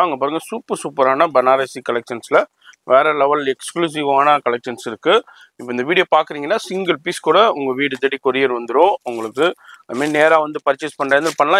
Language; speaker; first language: Tamil; native; Tamil